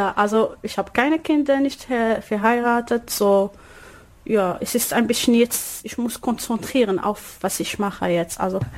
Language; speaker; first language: German; non-native, learner; Arabic